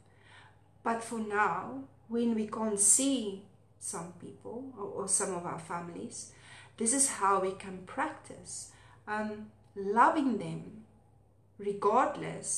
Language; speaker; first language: English; non-native, local second language; Afrikaans